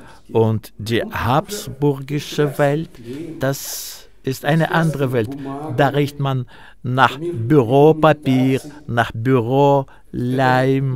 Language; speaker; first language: German; non-native, fluent; Russian